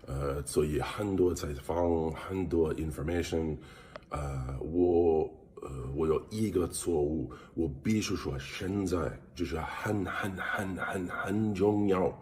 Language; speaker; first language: Chinese; non-native, learner; English